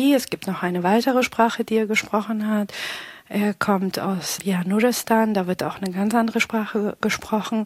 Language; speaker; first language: German; early bilingual, other home language; Pashto